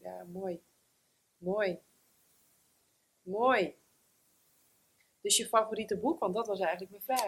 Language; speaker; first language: Dutch; native; Dutch